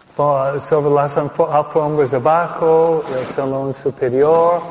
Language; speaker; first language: Spanish; non-native, fluent; English